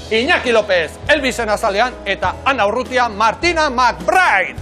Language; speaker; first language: Basque; native; Basque